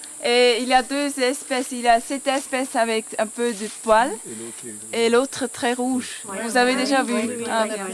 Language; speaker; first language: French; non-native, learner; Spanish